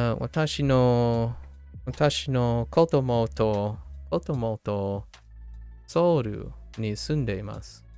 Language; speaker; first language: Japanese; non-native, learner; English